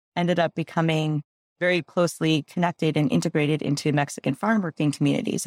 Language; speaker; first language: English; early bilingual, other home language; Gujarati